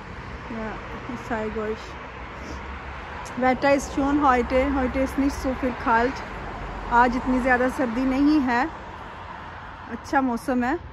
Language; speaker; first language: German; non-native, learner; Urdu